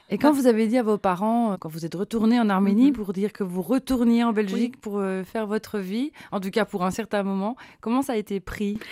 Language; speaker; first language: French; native; French